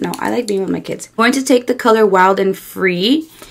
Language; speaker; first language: English; early bilingual, other home language; Spanish